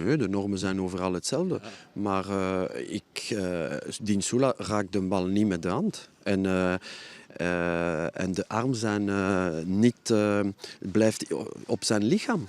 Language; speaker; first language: Dutch; non-native, fluent; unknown